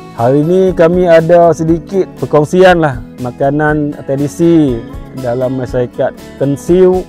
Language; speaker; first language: Malay; non-native, local second language; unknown